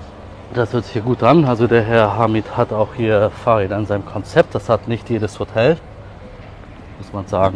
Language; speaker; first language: German; native; German